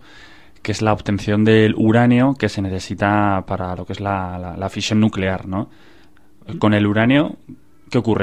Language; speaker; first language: Spanish; native; Spanish